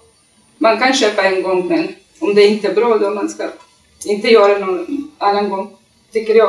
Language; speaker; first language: Swedish; non-native, learner; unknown